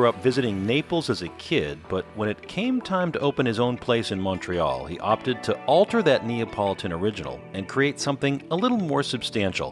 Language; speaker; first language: English; native; English